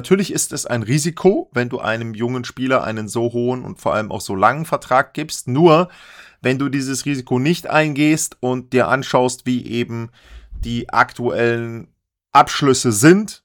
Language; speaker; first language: German; native; German